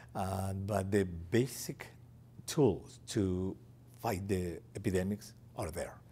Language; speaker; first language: English; non-native, fluent; Spanish